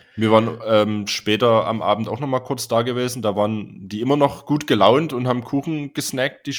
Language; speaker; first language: German; native; German